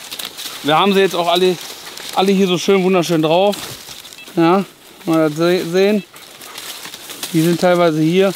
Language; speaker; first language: German; native; German